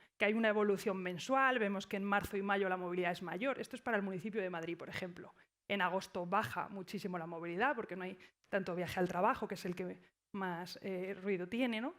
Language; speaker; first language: Spanish; native; Spanish